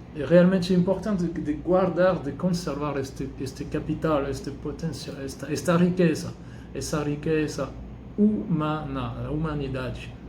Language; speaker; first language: Portuguese; non-native, fluent; French